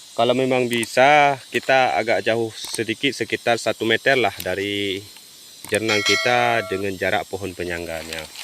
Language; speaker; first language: Indonesian; non-native, local second language; Achinese